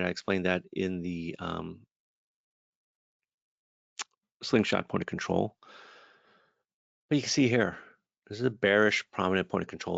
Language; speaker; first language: English; native; English